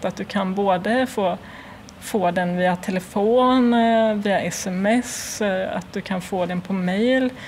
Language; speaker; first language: Swedish; native; Swedish